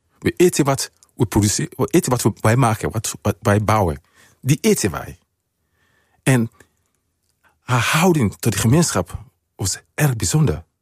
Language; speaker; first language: Dutch; non-native, fluent; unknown